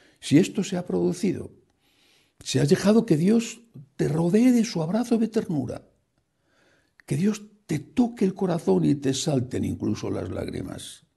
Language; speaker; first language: Spanish; native; Spanish